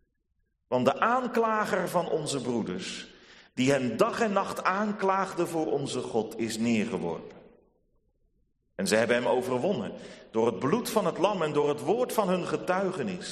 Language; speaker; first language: Dutch; native; Dutch